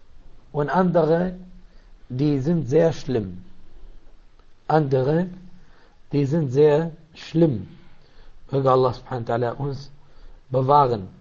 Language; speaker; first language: German; non-native, learner; Arabic